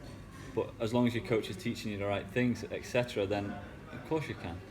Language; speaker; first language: English; native; English